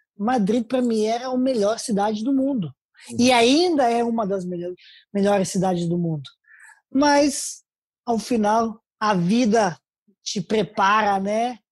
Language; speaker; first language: Portuguese; non-native, fluent; Serbian